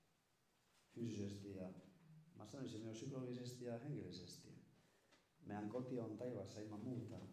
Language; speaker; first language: Finnish; non-native, fluent; Spanish